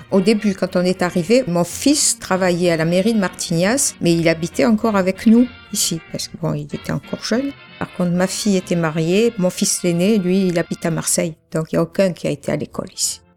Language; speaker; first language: French; native; French